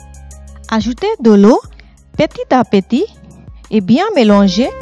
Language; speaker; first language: French; non-native, fluent; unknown